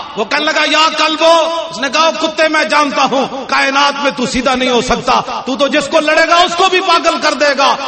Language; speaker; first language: Urdu; non-native, local second language; Punjabi